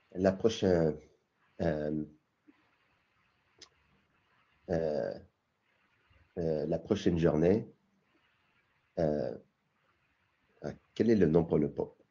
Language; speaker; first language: French; non-native, learner; English